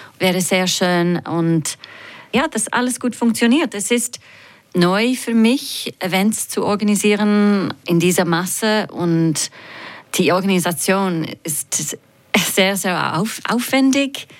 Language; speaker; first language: German; non-native, fluent; English